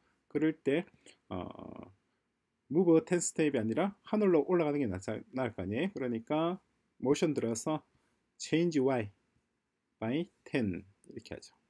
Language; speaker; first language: Korean; native; Korean